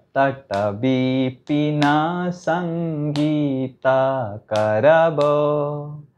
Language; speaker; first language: Hindi; non-native, local second language; Odia